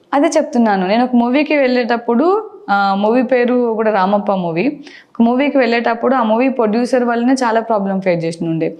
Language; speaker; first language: Telugu; native; Telugu